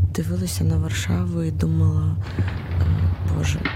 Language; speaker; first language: Ukrainian; non-native, local second language; Russian